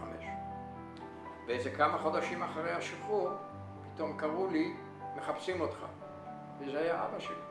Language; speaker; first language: Hebrew; non-native, fluent; Yiddish